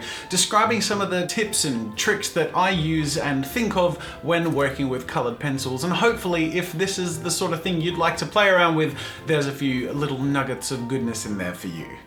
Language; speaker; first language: English; native; English